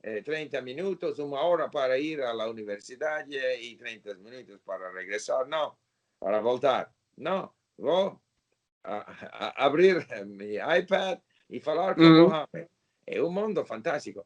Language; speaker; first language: Portuguese; non-native, learner; English